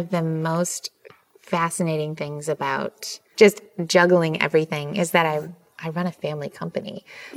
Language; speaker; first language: English; native; English